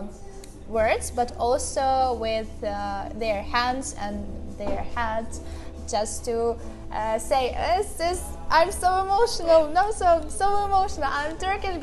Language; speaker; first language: English; non-native, learner; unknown